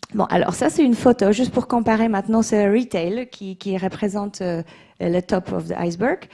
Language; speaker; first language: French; non-native, fluent; Polish